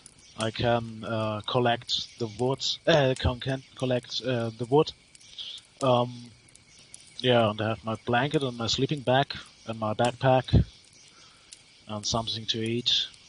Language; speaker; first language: English; non-native, learner; German